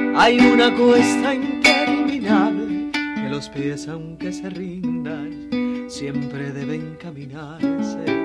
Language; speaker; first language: Spanish; native; Spanish